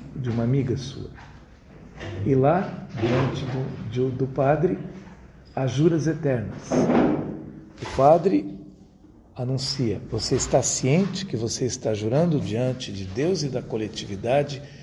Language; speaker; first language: Portuguese; non-native, local second language; Italian